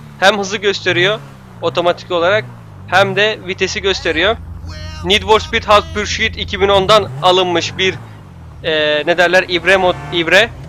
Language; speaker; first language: Turkish; native; Turkish